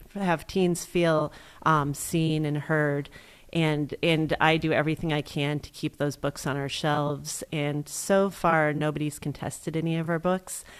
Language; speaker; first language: English; native; English